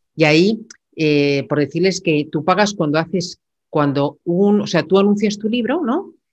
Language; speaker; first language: Spanish; native; Spanish